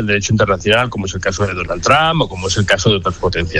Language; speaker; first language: Spanish; native; Spanish